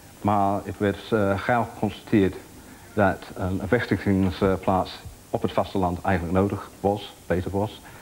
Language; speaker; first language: Dutch; non-native, fluent; English